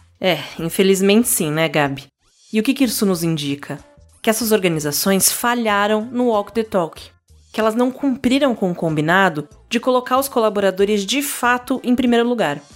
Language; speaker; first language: Portuguese; native; Portuguese